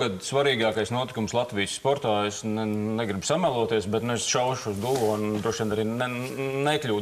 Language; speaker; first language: Latvian; native; Latvian